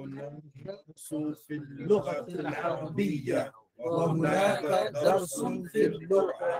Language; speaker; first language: Arabic; non-native, learner; English